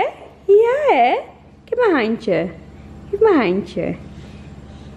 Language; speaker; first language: Dutch; native; Dutch